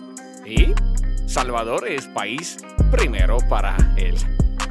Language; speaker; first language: Spanish; non-native, learner; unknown